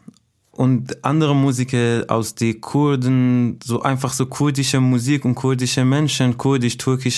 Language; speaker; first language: German; non-native, fluent; Persian